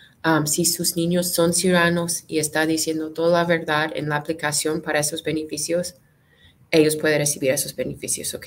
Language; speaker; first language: Spanish; non-native, fluent; English